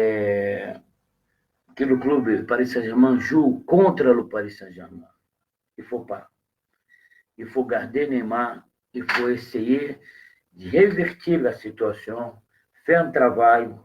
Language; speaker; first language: French; non-native, fluent; Portuguese